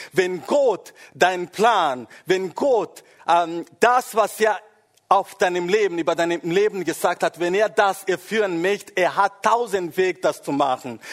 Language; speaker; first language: German; non-native, fluent; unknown